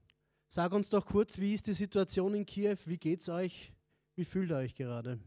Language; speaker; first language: German; native; German